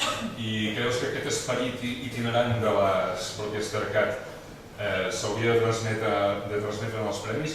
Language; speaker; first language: Catalan; native; Catalan